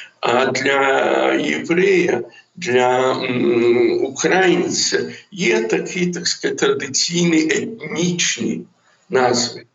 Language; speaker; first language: Ukrainian; non-native, local second language; Russian